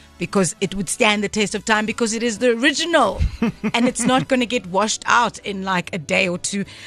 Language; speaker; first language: English; non-native, local second language; Afrikaans